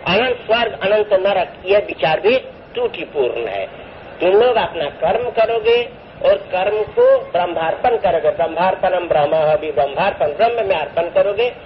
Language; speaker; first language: Hindi; non-native, local second language; Bangla